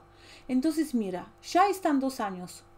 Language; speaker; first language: Spanish; non-native, fluent; Polish